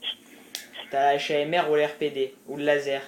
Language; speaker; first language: French; native; French